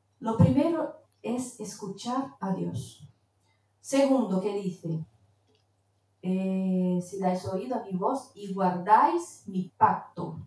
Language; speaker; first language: Spanish; non-native, fluent; Portuguese